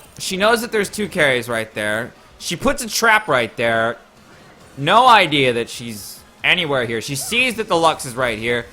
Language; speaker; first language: English; native; English